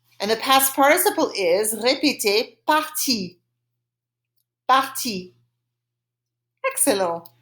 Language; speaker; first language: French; non-native, fluent; English